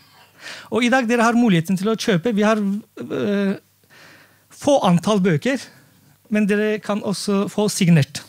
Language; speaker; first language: Norwegian; non-native, fluent; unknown